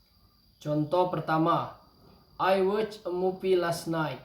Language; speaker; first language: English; non-native, learner; Indonesian